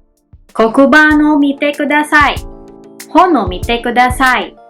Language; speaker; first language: Japanese; non-native, learner; Filipino